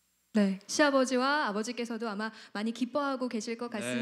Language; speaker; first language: Korean; native; Korean